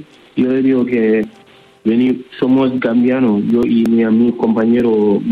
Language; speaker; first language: Spanish; non-native, learner; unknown